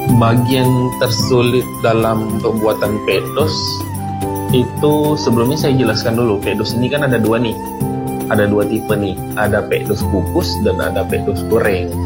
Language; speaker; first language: Indonesian; native; Indonesian